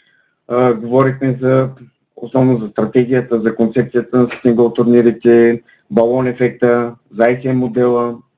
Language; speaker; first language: Bulgarian; native; Bulgarian